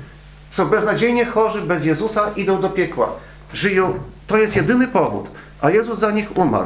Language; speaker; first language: Polish; native; Polish